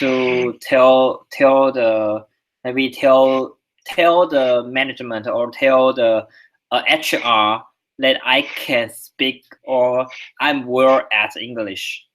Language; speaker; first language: English; non-native, learner; Chinese